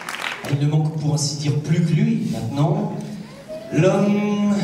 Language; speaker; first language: French; native; French